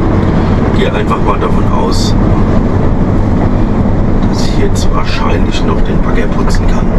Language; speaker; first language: German; native; German